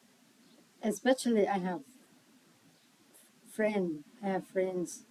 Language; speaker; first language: English; non-native, learner; Thai